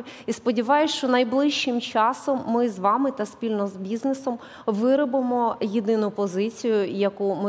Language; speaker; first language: Ukrainian; native; Ukrainian